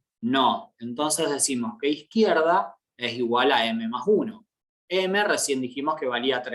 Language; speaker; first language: Spanish; native; Spanish